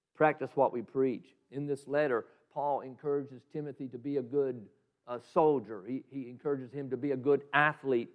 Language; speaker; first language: English; native; English